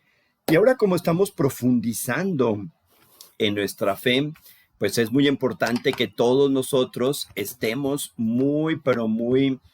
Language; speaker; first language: Spanish; native; Spanish